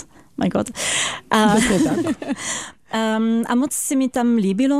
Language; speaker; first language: Czech; non-native, fluent; French